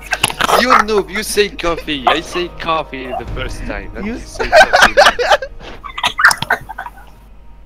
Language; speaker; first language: English; non-native, learner; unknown